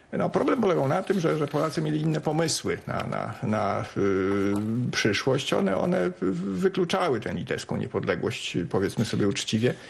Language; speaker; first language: Polish; native; Polish